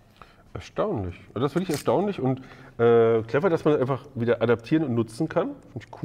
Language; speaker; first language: German; native; German